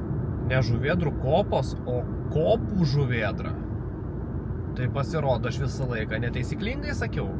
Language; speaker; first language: Lithuanian; native; Lithuanian